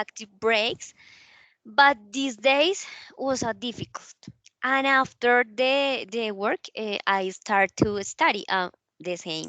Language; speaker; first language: English; non-native, learner; Spanish